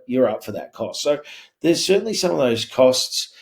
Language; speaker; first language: English; native; English